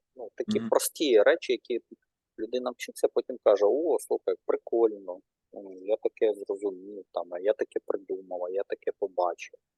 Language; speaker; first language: Ukrainian; non-native, local second language; Russian